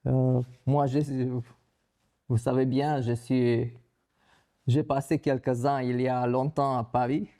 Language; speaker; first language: French; non-native, fluent; Romanian